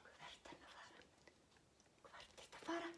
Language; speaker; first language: Icelandic; non-native, fluent; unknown